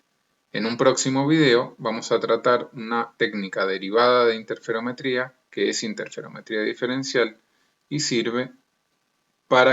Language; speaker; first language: Spanish; native; Spanish